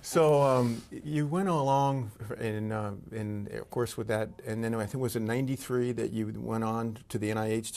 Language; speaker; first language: English; native; English